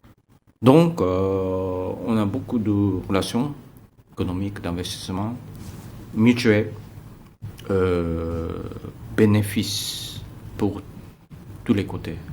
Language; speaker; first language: French; non-native, fluent; Japanese